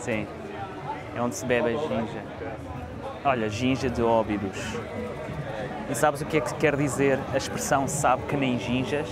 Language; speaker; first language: Portuguese; native; Portuguese